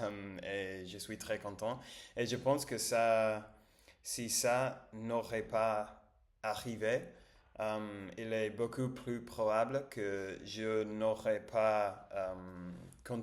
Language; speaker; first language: French; non-native, learner; Spanish